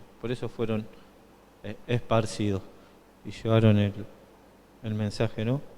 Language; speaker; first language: Spanish; native; Spanish